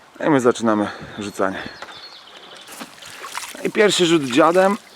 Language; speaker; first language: Polish; native; Polish